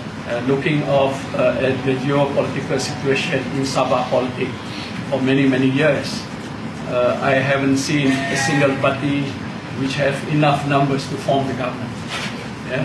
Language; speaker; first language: English; non-native, local second language; Malay